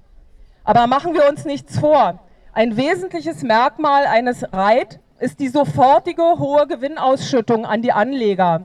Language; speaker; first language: German; native; German